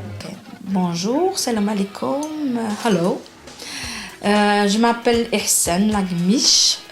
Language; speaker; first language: French; non-native, fluent; Arabic